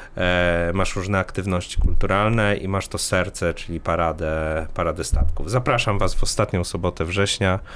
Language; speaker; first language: Polish; native; Polish